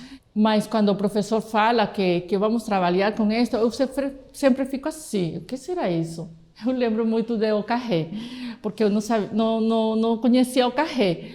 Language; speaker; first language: Portuguese; non-native, fluent; Spanish